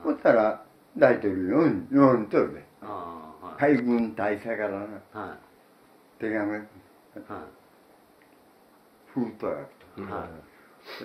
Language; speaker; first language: Japanese; native; Japanese